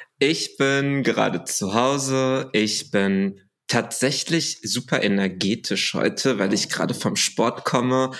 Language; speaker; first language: German; early bilingual, other home language; Arabic